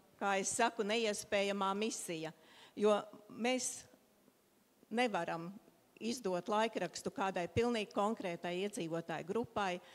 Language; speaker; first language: Latvian; native; Latvian